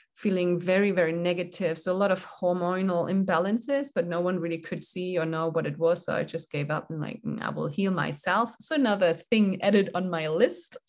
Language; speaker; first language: English; non-native, fluent; German